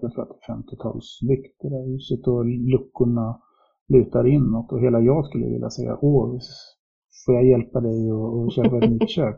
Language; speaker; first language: Swedish; native; Swedish